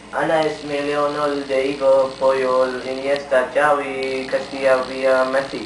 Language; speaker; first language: Arabic; non-native, learner; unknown